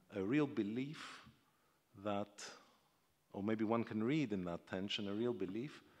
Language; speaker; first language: English; non-native, fluent; Greek